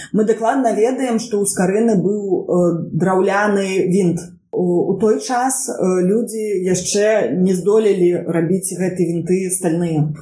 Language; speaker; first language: Belarusian; non-native, local second language; Russian